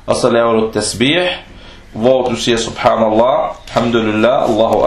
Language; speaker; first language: Danish; non-native, fluent; Arabic